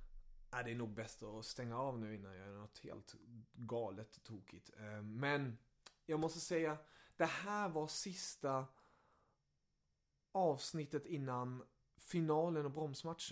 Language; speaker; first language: Swedish; early bilingual, other home language; German